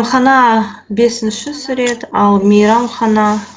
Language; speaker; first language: Kazakh; non-native, learner; Russian